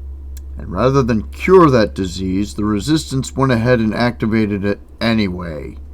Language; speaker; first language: English; native; English